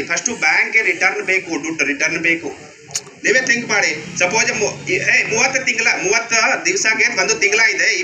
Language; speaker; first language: Kannada; non-native, learner; Hindi